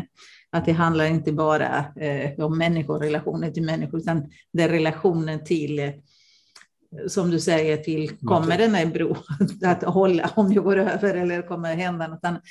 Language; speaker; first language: Swedish; non-native, fluent; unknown